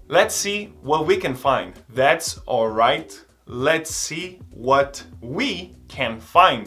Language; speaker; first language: English; non-native, fluent; Portuguese